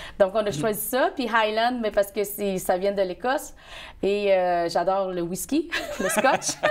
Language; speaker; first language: French; early bilingual, other home language; Vietnamese